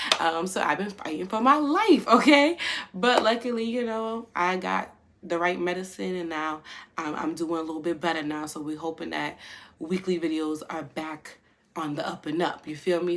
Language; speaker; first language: English; native; English